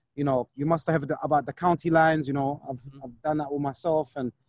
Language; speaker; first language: English; native; English